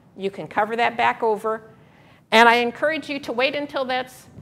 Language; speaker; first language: English; native; English